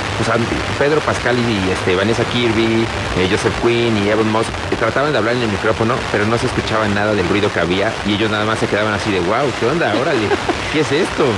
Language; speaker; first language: Spanish; native; Spanish